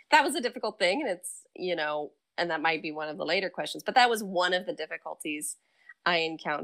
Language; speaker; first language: English; native; English